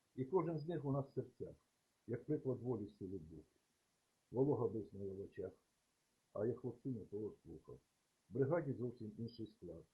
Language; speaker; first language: Ukrainian; native; Ukrainian